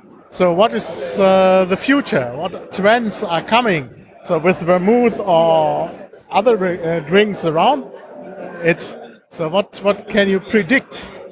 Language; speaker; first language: English; non-native, fluent; German